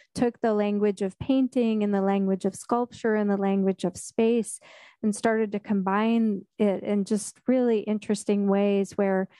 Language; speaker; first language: English; native; English